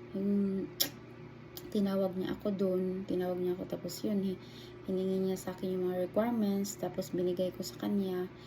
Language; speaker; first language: Filipino; non-native, local second language; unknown